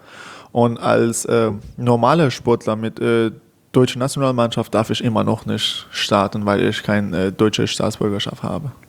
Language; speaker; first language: German; non-native, learner; Persian